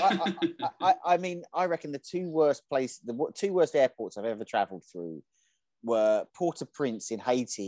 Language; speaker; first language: English; native; English